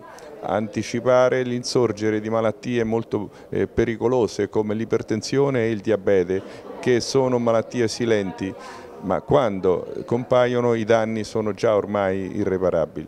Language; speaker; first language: Italian; native; Italian